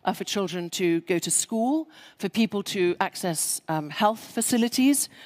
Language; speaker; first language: English; native; English